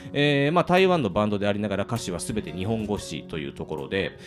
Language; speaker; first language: Japanese; native; Japanese